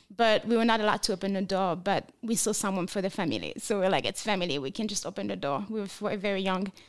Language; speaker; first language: English; non-native, fluent; French